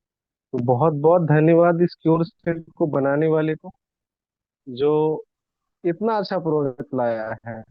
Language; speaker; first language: Hindi; native; Hindi